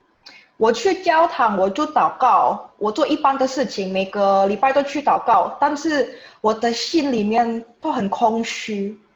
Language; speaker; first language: Chinese; non-native, fluent; Indonesian